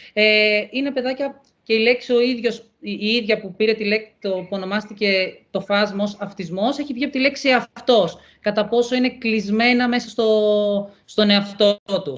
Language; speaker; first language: Greek; native; Greek